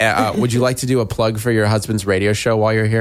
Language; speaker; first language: English; native; English